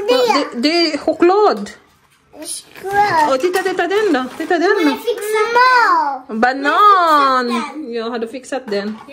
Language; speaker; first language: Swedish; non-native, learner; Filipino